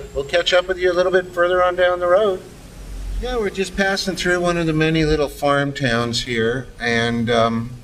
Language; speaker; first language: English; native; English